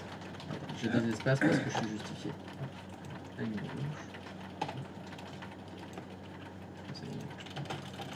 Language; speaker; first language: French; native; French